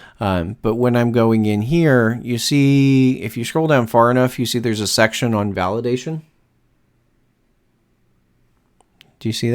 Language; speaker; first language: English; native; English